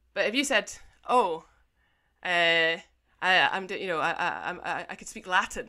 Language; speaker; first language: English; native; English